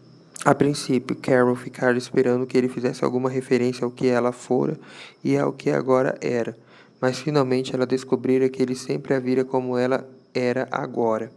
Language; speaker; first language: Portuguese; native; Portuguese